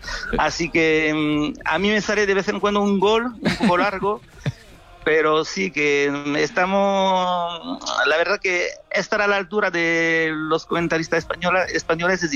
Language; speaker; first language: Spanish; non-native, fluent; French